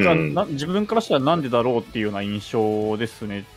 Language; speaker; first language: Japanese; native; Japanese